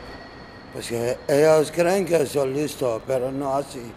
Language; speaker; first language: Spanish; non-native, learner; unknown